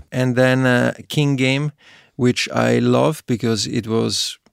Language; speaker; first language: English; non-native, fluent; Italian